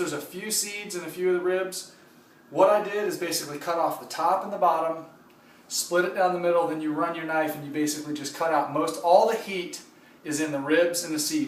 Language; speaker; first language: English; native; English